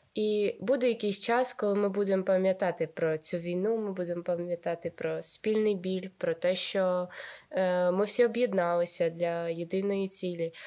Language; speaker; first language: Ukrainian; native; Ukrainian